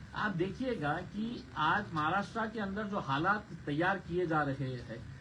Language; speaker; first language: Hindi; non-native, local second language; Marathi